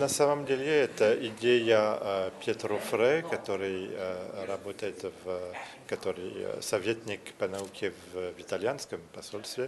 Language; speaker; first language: Russian; non-native, learner; French